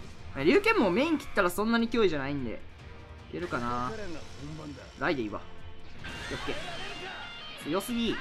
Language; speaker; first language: Japanese; native; Japanese